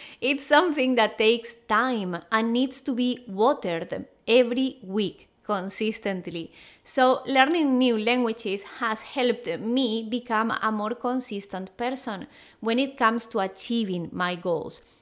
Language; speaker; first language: English; non-native, fluent; Spanish